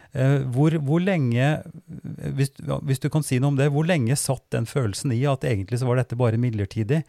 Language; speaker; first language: Norwegian; native; Norwegian